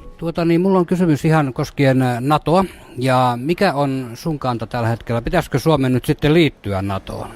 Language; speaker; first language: Finnish; native; Finnish